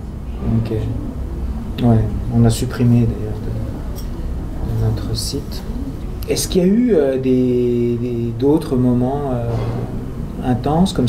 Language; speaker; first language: French; native; French